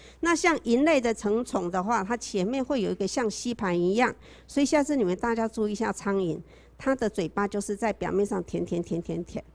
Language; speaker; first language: Chinese; native; Chinese